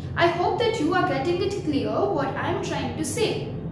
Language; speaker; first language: English; non-native, local second language; Gujarati